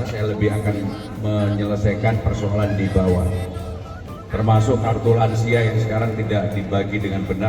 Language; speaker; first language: Indonesian; native; Indonesian